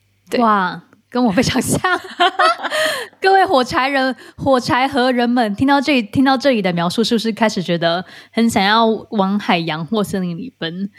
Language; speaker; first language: Chinese; native; Chinese